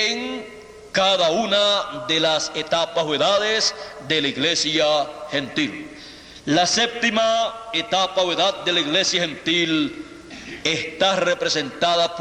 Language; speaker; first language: Spanish; native; Spanish